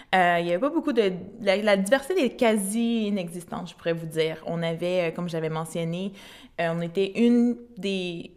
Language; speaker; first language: French; native; French